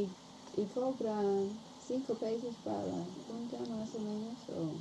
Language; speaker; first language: Spanish; non-native, learner; English